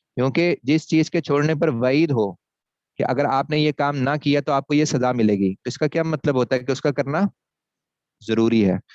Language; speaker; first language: Urdu; non-native, local second language; Punjabi